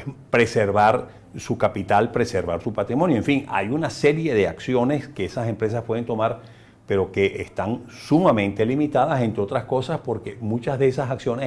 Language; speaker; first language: Spanish; native; Spanish